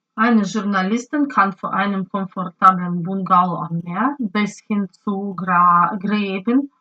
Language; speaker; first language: German; non-native, learner; Ukrainian